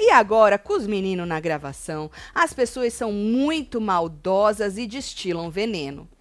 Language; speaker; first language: Portuguese; native; Portuguese